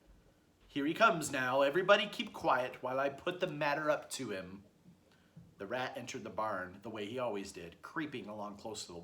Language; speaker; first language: English; native; English